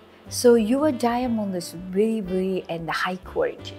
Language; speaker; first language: English; non-native, learner; Japanese